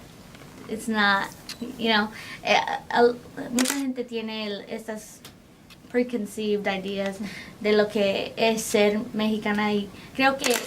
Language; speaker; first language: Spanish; early bilingual, heritage; Spanish